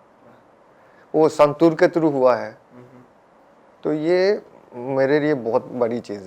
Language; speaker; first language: Hindi; non-native, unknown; Japanese